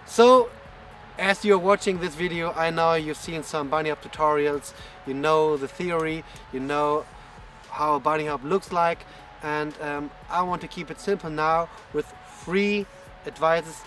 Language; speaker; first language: English; non-native, fluent; German